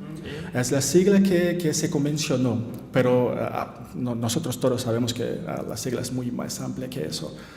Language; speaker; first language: Spanish; non-native, learner; Portuguese